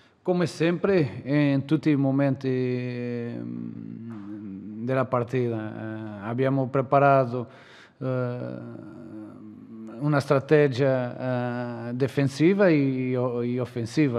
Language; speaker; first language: Italian; non-native, learner; Portuguese